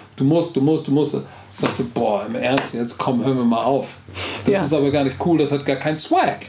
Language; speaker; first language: German; native; German